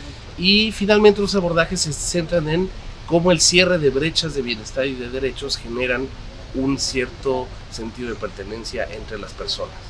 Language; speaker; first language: Spanish; native; Spanish